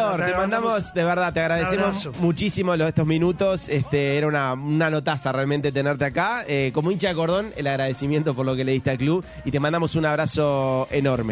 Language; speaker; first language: Spanish; native; Spanish